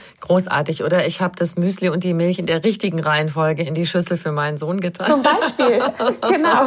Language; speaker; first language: German; native; German